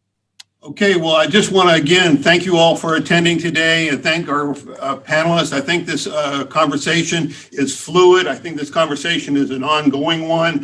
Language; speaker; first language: English; native; English